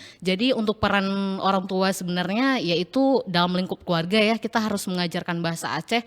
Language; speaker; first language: Indonesian; non-native, local second language; Achinese